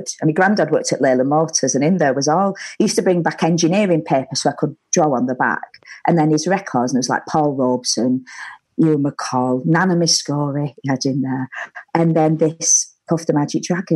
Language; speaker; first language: English; native; English